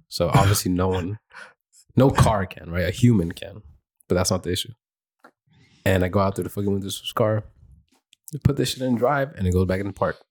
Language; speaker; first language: English; early bilingual, other home language; Spanish